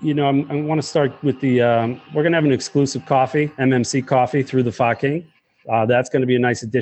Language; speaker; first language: English; native; English